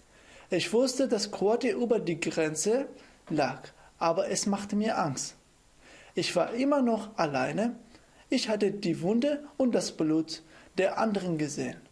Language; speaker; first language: German; non-native, fluent; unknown